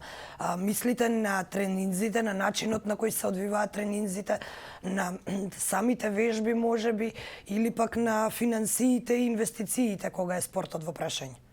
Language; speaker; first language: Macedonian; native; Macedonian